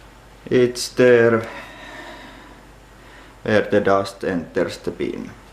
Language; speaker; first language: English; non-native, fluent; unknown